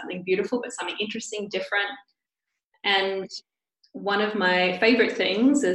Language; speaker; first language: English; native; English